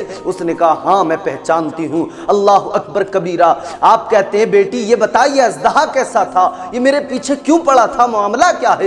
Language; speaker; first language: Urdu; native; Urdu